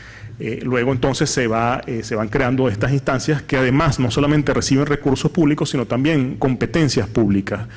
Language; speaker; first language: Spanish; native; Spanish